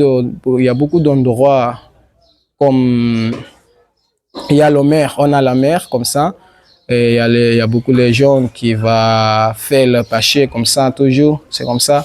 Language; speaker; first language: French; non-native, learner; Swahili